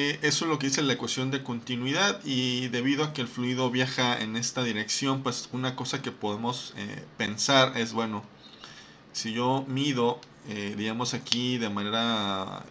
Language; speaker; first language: Spanish; native; Spanish